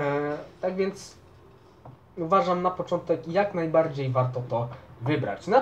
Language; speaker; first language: Polish; native; Polish